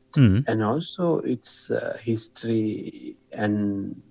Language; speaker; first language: English; non-native, local second language; Sinhala